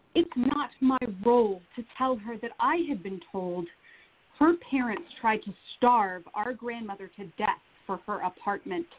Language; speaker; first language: English; native; English